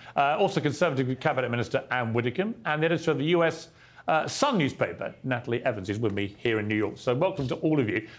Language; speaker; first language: English; native; English